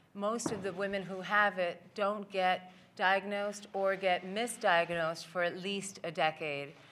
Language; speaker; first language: English; native; English